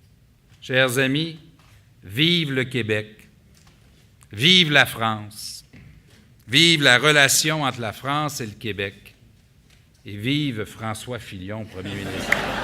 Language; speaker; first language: French; native; French